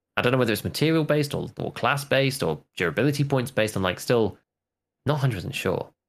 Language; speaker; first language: English; native; English